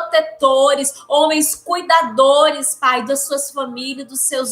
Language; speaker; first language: Portuguese; native; Portuguese